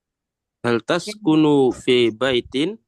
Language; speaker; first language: Arabic; non-native, learner; Indonesian